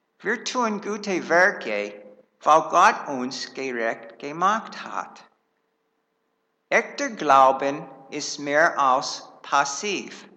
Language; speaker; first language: German; non-native, fluent; English